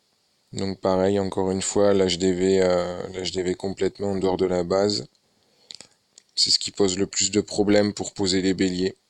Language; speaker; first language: French; native; French